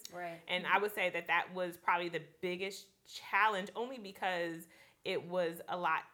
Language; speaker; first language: English; native; English